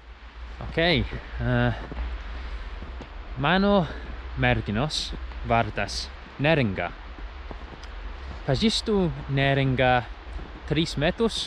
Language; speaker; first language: Lithuanian; non-native, learner; English